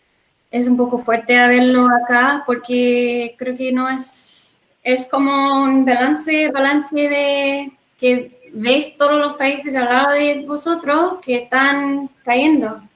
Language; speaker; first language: Spanish; non-native, learner; English